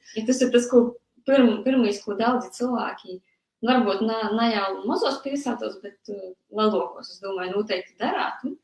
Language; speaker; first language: Latvian; native; Latvian